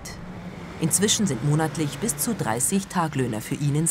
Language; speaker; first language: German; native; German